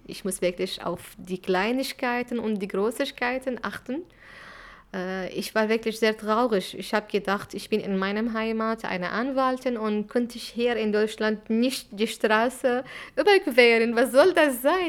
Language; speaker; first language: German; non-native, fluent; Arabic